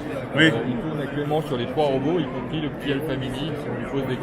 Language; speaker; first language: French; native; French